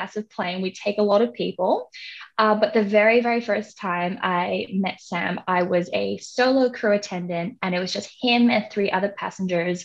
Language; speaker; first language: English; non-native, local second language; Cantonese